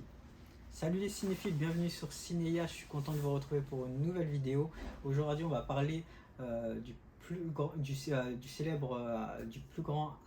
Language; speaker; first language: French; native; French